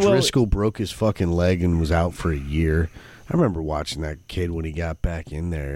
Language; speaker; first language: English; native; English